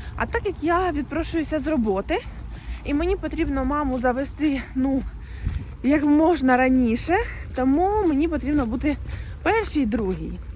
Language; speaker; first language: Ukrainian; native; Ukrainian